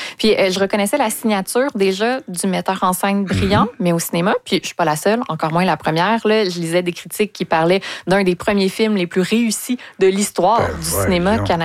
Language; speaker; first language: French; native; French